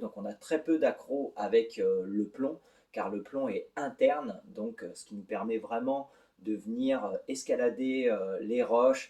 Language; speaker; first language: French; native; French